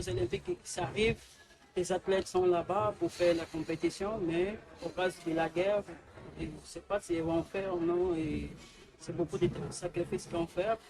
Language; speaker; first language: French; non-native, learner; Portuguese